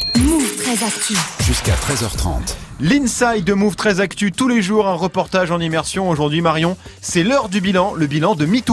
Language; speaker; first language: French; native; French